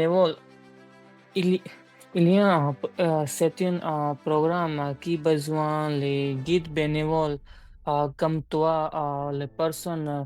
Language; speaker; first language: French; non-native, learner; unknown